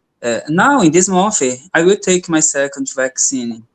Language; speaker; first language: English; non-native, learner; Portuguese